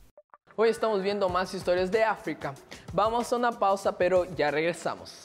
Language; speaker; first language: Spanish; native; Spanish